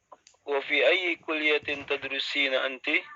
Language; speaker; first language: Arabic; non-native, learner; Indonesian